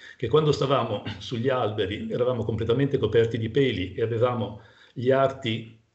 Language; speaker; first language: Italian; native; Italian